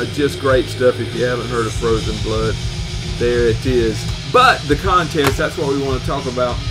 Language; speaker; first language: English; native; English